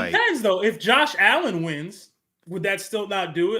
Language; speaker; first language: English; native; English